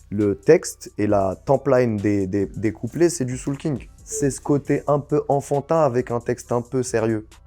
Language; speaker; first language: French; non-native, local second language; Arabic